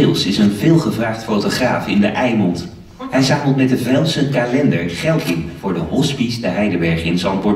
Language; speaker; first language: Dutch; native; Dutch